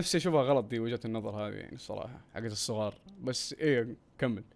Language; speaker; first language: Arabic; native; Arabic